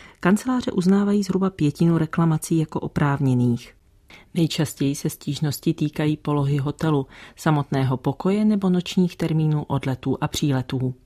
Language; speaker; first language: Czech; native; Czech